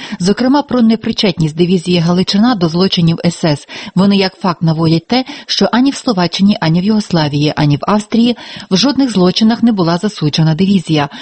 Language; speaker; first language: Ukrainian; native; Ukrainian